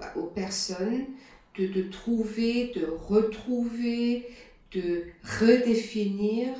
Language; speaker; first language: French; non-native, fluent; German